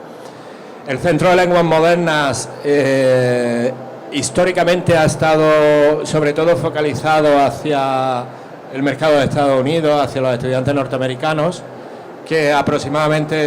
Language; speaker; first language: Spanish; native; Spanish